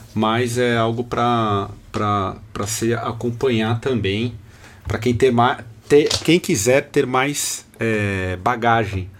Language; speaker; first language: Portuguese; native; Portuguese